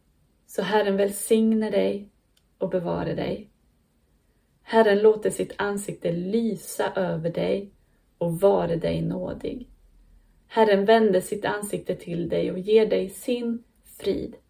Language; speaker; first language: Swedish; native; Swedish